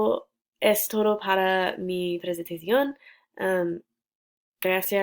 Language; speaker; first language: Spanish; non-native, learner; English